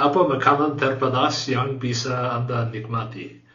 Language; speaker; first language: Indonesian; non-native, learner; English